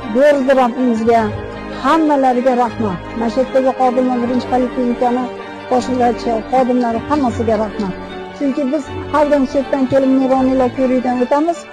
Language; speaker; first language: Uzbek; native; Uzbek